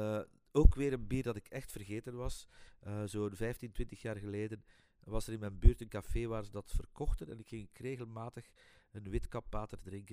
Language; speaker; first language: Dutch; native; Dutch